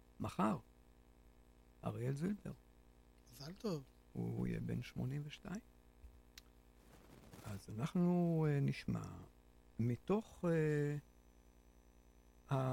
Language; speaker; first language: Hebrew; native; Hebrew